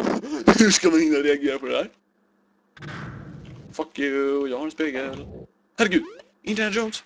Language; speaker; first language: Swedish; native; Swedish